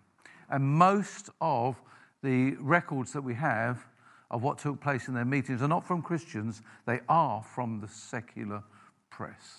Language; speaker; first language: English; native; English